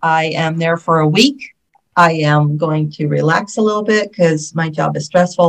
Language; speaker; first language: English; native; English